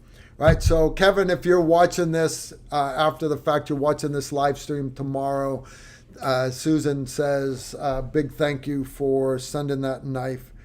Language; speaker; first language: English; native; English